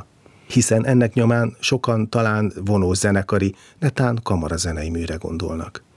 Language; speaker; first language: Hungarian; native; Hungarian